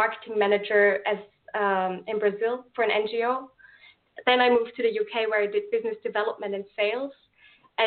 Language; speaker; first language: English; non-native, fluent; German